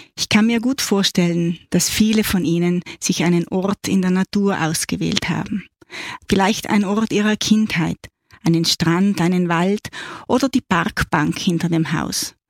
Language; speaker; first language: German; native; German